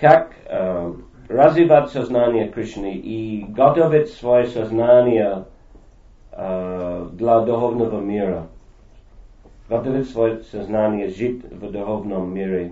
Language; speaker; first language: Russian; non-native, fluent; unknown